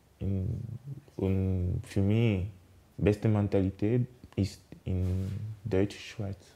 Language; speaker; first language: German; non-native, learner; French